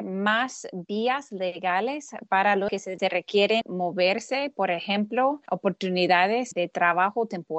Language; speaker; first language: Spanish; non-native, fluent; English